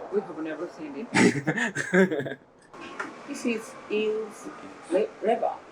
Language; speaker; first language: English; non-native, learner; Japanese